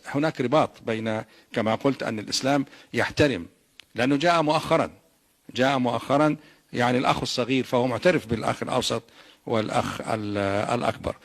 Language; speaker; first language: Arabic; native; Arabic